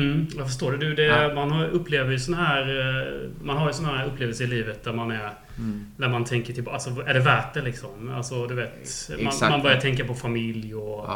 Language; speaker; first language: Swedish; native; Swedish